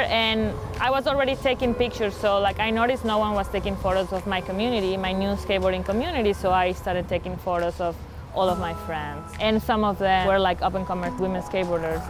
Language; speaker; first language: English; non-native, fluent; Spanish